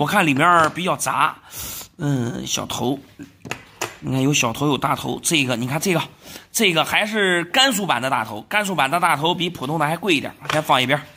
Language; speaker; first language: Chinese; native; Chinese